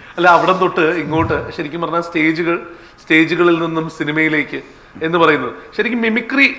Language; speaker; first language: Malayalam; native; Malayalam